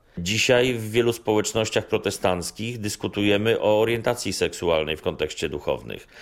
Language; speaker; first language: Polish; native; Polish